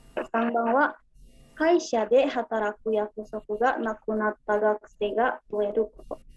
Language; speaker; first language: Japanese; non-native, learner; Indonesian